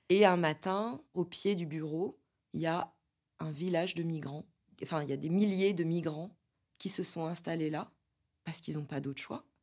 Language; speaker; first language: French; native; French